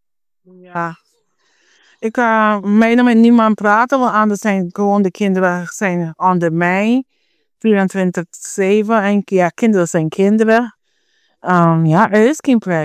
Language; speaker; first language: Dutch; non-native, fluent; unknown